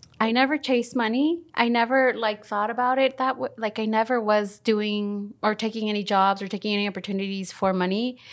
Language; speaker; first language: English; early bilingual, other home language; Spanish